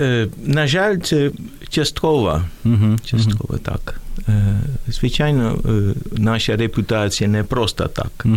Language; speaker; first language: Ukrainian; non-native, fluent; Dutch